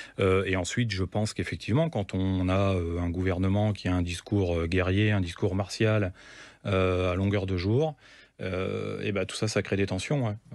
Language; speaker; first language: French; native; French